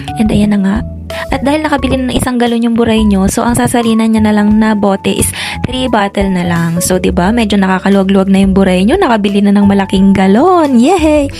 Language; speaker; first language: Filipino; native; Filipino